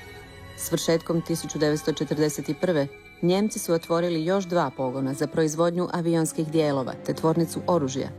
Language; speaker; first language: Croatian; native; Croatian